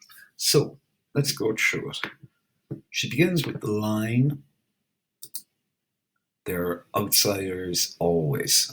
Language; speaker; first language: English; native; English